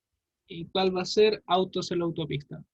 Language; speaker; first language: Spanish; native; Spanish